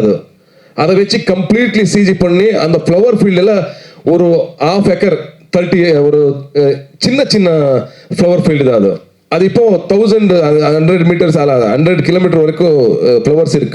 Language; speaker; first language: Tamil; non-native, learner; Kannada